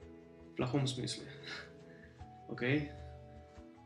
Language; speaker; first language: Russian; early bilingual, heritage; Russian